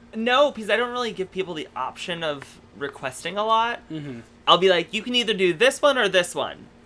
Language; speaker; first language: English; native; English